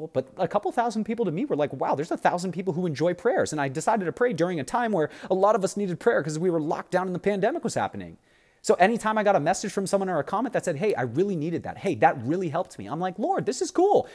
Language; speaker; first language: English; native; English